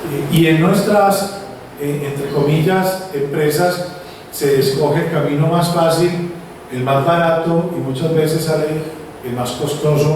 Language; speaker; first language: Spanish; native; Spanish